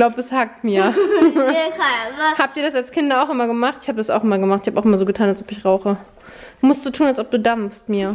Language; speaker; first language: German; native; German